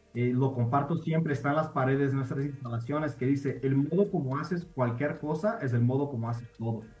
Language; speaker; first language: Spanish; non-native, fluent; Portuguese